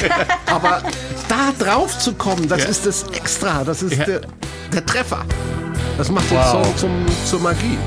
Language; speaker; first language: German; native; German